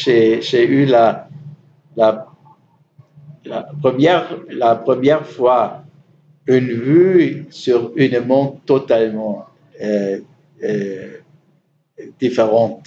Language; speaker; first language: French; non-native, learner; German